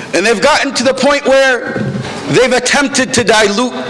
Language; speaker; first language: English; native; English